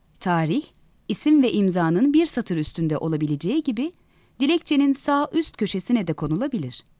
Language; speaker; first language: Turkish; native; Turkish